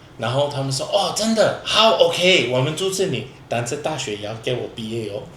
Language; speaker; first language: Chinese; non-native, fluent; English